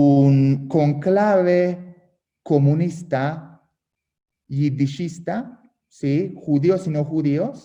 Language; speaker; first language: Spanish; non-native, fluent; Hungarian